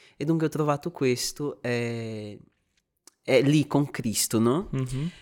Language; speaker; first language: Italian; non-native, fluent; Portuguese